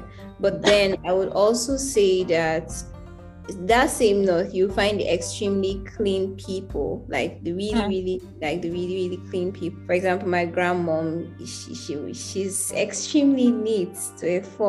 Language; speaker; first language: English; non-native, local second language; Hausa